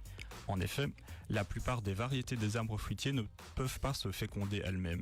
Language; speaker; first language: French; native; French